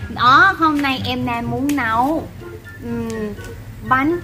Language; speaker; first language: Vietnamese; non-native, learner; Thai